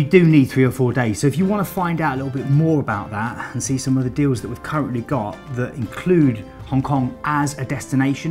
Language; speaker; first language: English; native; English